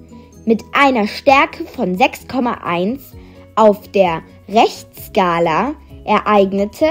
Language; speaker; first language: German; non-native, fluent; Macedonian